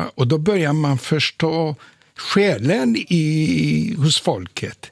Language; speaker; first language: Swedish; non-native, fluent; Polish